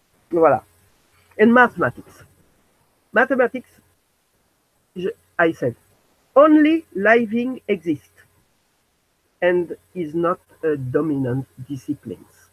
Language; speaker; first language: English; non-native, learner; French